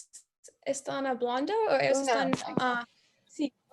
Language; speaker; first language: Spanish; non-native, learner; English